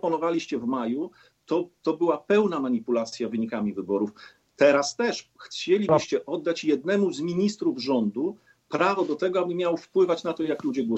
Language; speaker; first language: Polish; native; Polish